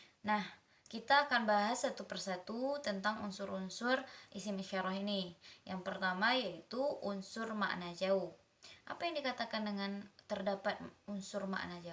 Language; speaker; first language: Indonesian; native; Indonesian